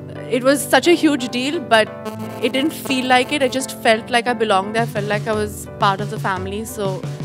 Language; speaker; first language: English; non-native, local second language; Hindi